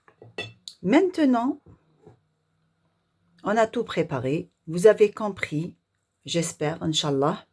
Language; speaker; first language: French; non-native, local second language; Arabic